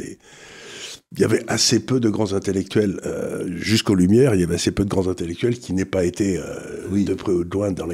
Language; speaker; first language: French; native; French